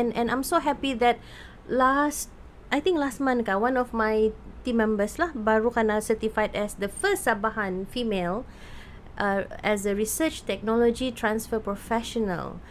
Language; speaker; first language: English; non-native, local second language; Malay